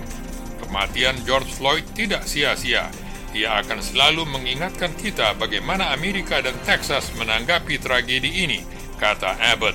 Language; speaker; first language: Indonesian; native; Indonesian